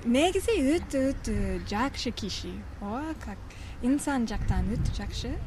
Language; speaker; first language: Kyrgyz; non-native, fluent; English